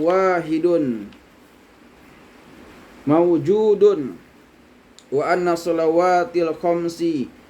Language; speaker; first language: Arabic; non-native, fluent; Indonesian